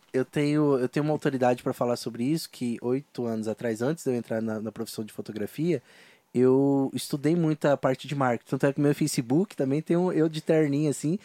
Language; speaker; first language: Portuguese; native; Portuguese